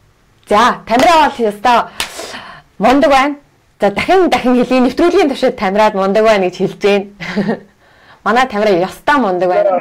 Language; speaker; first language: Mongolian; native; Mongolian